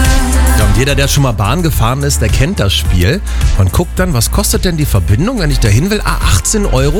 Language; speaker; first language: German; native; German